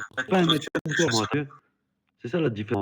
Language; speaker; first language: French; native; French